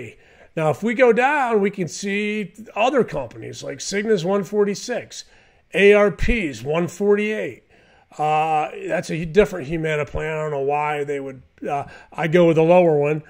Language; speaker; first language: English; native; English